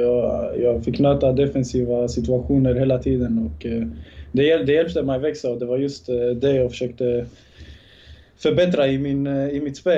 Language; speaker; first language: Swedish; early bilingual, other home language; Bosnian